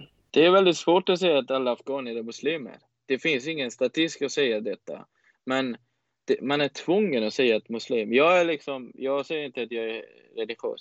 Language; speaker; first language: Swedish; non-native, fluent; Persian